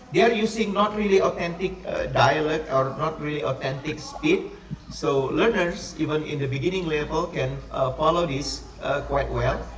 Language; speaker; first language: English; non-native, fluent; Indonesian